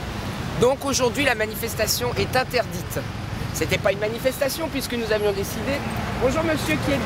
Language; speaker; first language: French; native; French